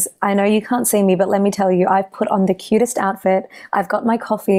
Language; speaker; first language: English; native; English